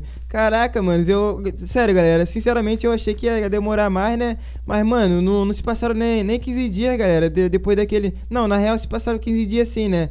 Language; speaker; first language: Portuguese; native; Portuguese